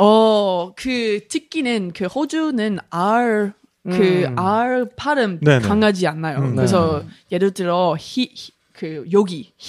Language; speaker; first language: Korean; non-native, learner; English